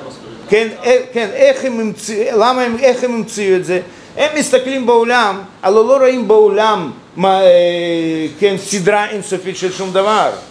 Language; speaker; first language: Hebrew; non-native, fluent; Russian